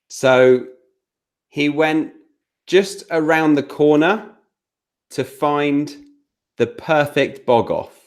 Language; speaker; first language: English; native; English